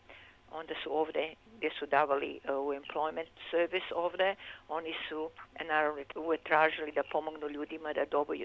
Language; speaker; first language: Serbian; early bilingual, heritage; Serbian